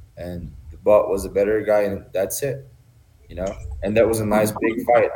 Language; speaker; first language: English; non-native, fluent; Turkish